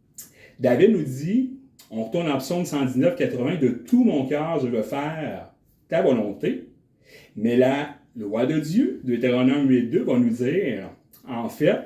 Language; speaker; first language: French; native; French